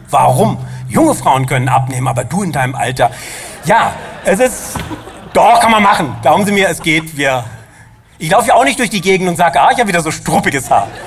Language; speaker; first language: German; native; German